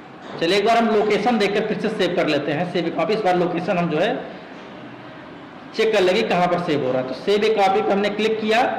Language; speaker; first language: Hindi; native; Hindi